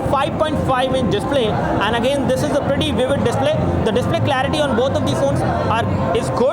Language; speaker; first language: English; non-native, local second language; Hindi